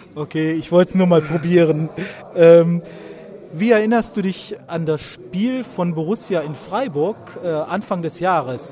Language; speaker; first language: German; native; German